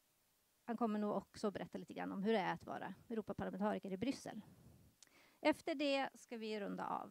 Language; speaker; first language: Swedish; native; Swedish